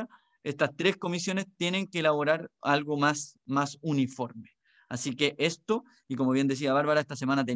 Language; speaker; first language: Spanish; native; Spanish